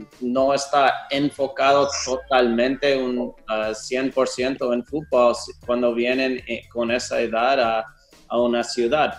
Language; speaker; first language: Spanish; non-native, fluent; English